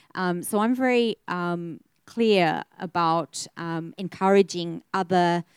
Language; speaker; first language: English; native; English